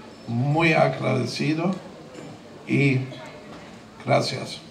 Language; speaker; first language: Spanish; non-native, fluent; German